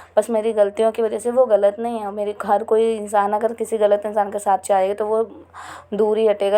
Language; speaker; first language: Hindi; native; Hindi